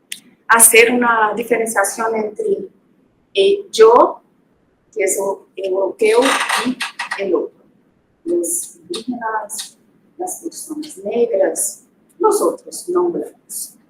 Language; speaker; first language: Spanish; non-native, fluent; Portuguese